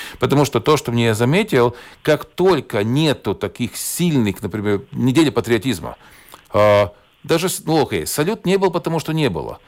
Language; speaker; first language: Russian; non-native, local second language; Latvian